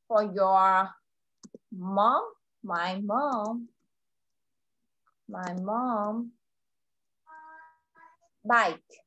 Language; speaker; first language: English; non-native, fluent; Vietnamese